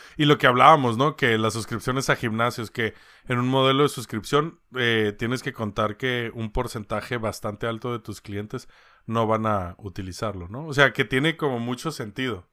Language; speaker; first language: Spanish; native; Spanish